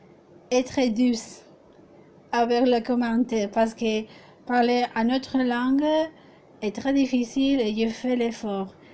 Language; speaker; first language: French; non-native, fluent; Spanish